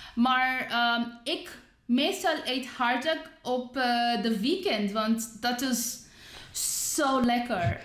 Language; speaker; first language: Dutch; non-native, fluent; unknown